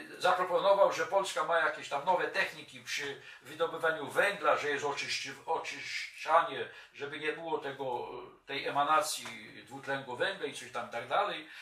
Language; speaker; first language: Polish; native; Polish